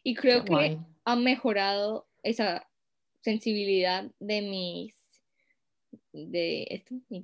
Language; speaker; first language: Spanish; non-native, fluent; English